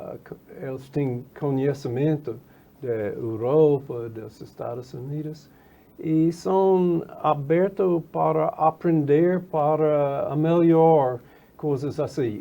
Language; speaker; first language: Portuguese; non-native, fluent; English